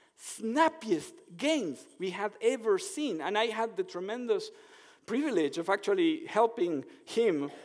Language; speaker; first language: English; non-native, fluent; Spanish